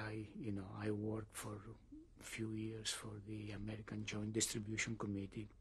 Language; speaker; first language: English; non-native, fluent; Greek